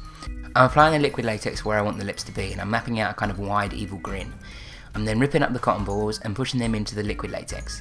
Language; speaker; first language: English; native; English